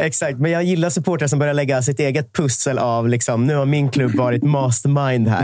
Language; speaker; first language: Swedish; native; Swedish